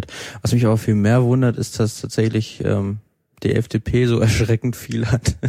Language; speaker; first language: German; native; German